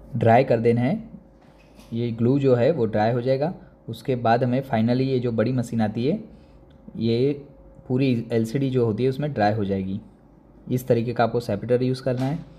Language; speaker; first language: Hindi; non-native, local second language; Gujarati